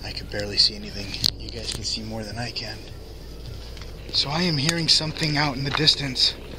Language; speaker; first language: English; native; English